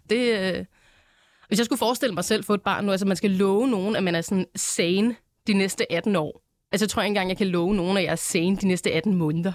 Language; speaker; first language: Danish; native; Danish